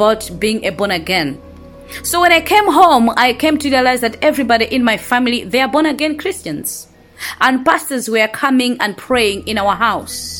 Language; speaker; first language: English; non-native, local second language; Nyanja